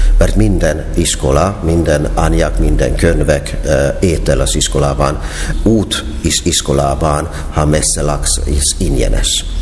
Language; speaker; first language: Hungarian; non-native, fluent; Finnish